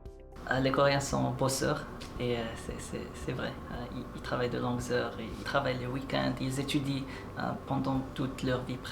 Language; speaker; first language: French; non-native, local second language; Arabic